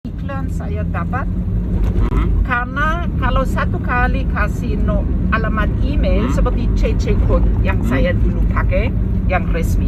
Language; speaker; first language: Indonesian; non-native, fluent; German